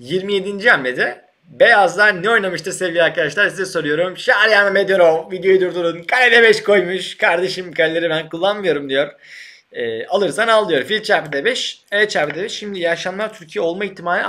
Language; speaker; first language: Turkish; native; Turkish